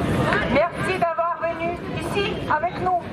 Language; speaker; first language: French; non-native, fluent; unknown